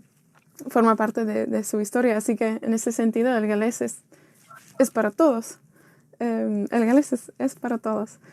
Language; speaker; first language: Spanish; non-native, fluent; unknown